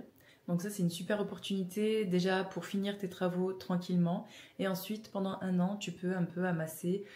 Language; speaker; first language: French; native; French